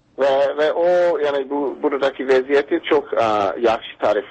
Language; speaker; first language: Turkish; non-native, fluent; English